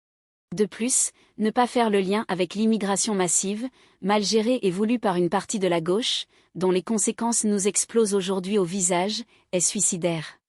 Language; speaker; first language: French; native; French